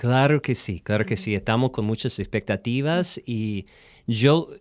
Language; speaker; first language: Spanish; non-native, fluent; English